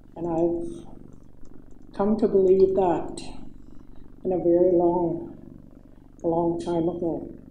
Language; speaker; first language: English; native; English